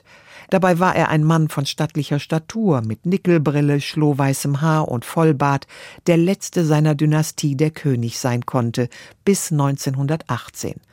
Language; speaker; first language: German; native; German